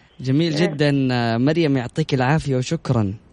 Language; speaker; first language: Arabic; native; Arabic